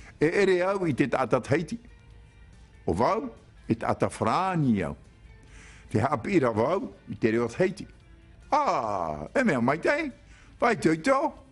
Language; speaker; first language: French; native; French